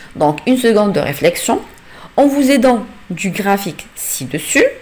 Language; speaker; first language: French; non-native, local second language; Arabic